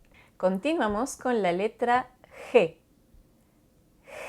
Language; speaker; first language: Spanish; non-native, fluent; French